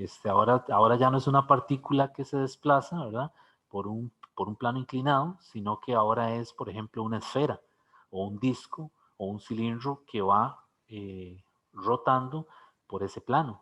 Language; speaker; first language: Spanish; native; Spanish